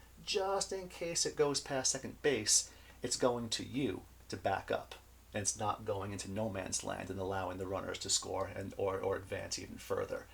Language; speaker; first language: English; native; English